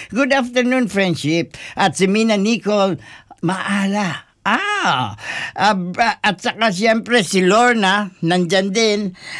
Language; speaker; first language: Filipino; non-native, local second language; Bikol